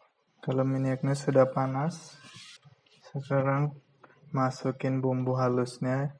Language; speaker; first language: Indonesian; non-native, fluent; Bangla